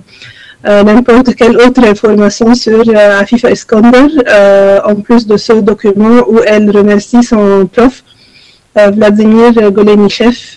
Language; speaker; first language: French; non-native, fluent; Arabic